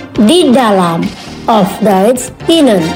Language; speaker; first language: German; non-native, learner; Indonesian